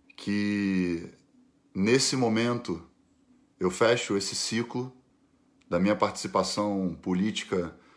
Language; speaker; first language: Portuguese; native; Portuguese